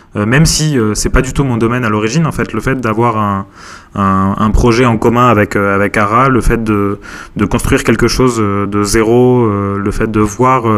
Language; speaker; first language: French; native; French